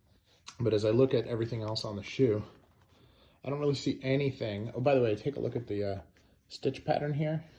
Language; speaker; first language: English; native; English